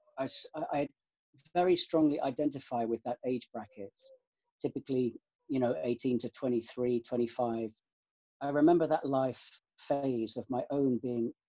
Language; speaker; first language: English; native; English